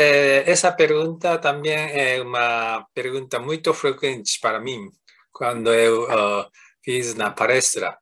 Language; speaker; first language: Spanish; non-native, fluent; Japanese